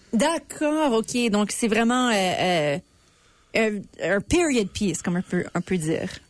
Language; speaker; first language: French; native; French